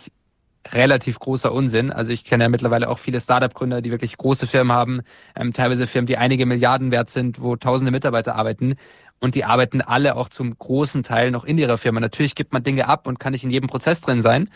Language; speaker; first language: German; native; German